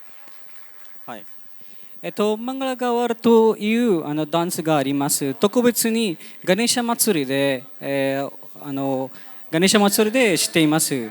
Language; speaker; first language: Japanese; non-native, fluent; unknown